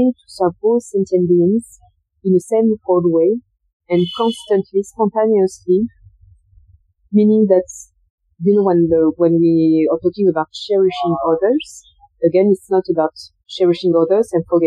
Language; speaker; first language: English; non-native, fluent; French